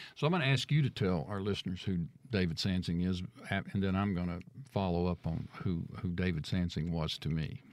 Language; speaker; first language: English; native; English